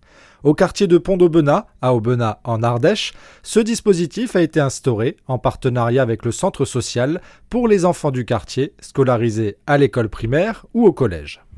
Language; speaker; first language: French; native; French